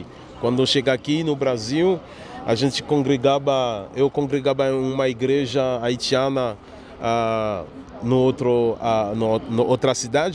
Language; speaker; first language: Portuguese; non-native, learner; Haitian Creole